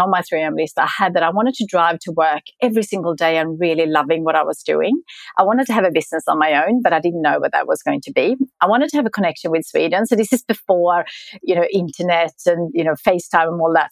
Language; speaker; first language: English; non-native, fluent; Swedish